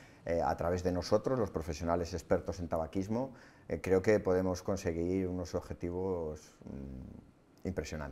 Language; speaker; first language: Spanish; native; Spanish